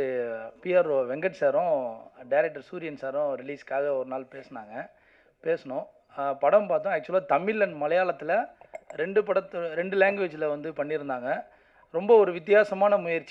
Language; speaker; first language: Tamil; native; Tamil